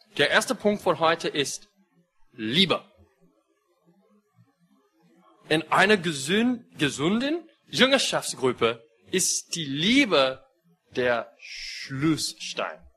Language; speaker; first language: German; non-native, fluent; English